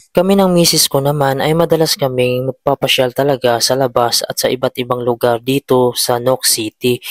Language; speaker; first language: Filipino; native; Filipino